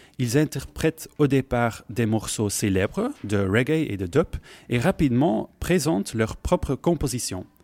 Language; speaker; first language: French; non-native, fluent; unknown